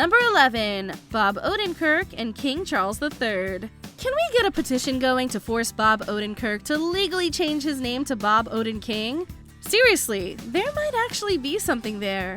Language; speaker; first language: English; native; English